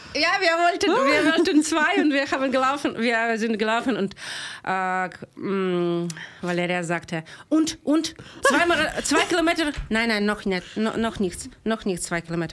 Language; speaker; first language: German; non-native, learner; Ukrainian